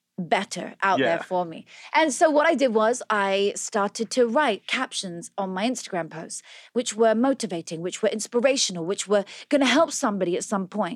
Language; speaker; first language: English; native; English